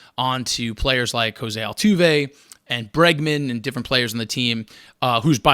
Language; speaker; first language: English; native; English